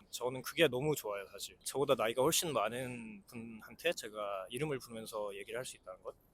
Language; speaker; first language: Korean; early bilingual, heritage; Korean